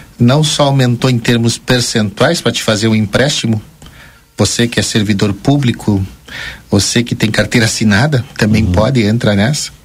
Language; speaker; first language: Portuguese; early bilingual, other home language; Spanish